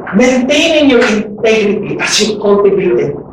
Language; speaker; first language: English; non-native, local second language; Filipino